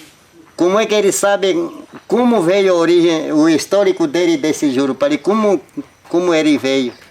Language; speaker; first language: Portuguese; non-native, local second language; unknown